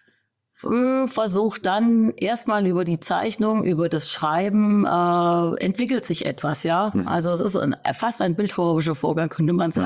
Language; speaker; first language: German; native; German